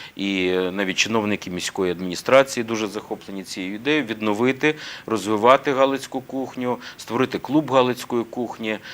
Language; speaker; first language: Ukrainian; native; Ukrainian